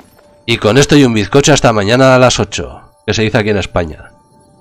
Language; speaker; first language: Spanish; native; Spanish